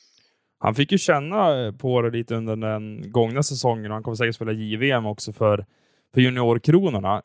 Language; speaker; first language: Swedish; native; Swedish